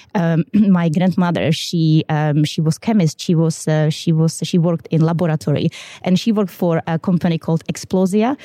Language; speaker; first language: English; non-native, fluent; Czech